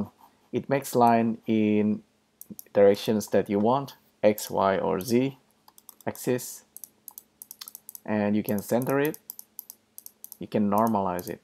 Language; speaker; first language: English; non-native, fluent; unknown